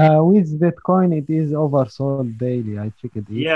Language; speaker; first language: English; non-native, learner; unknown